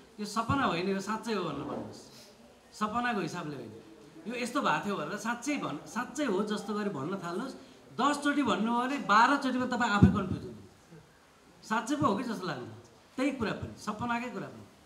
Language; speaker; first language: Nepali; native; Nepali